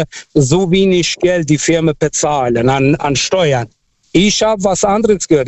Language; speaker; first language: German; non-native, fluent; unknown